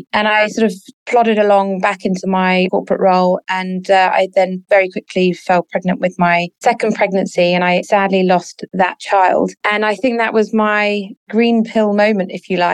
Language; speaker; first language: English; native; English